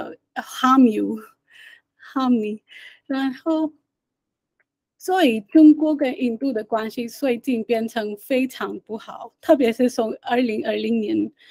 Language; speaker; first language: Chinese; non-native, fluent; Hindi